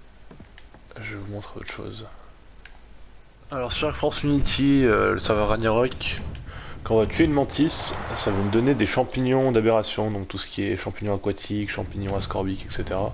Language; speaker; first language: French; native; French